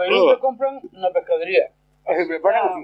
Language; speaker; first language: Spanish; non-native, local second language; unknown